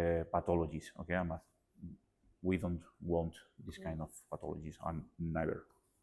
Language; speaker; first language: English; non-native, learner; Spanish